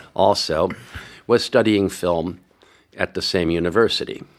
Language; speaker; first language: English; early bilingual, other home language; Hungarian